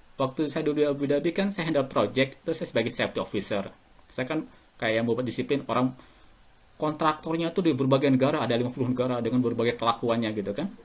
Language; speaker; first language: Indonesian; native; Indonesian